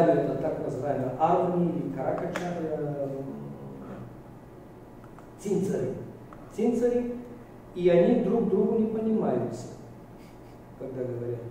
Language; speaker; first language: Russian; non-native, fluent; Bulgarian